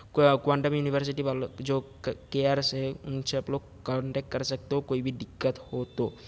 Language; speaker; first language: Hindi; non-native, local second language; Assamese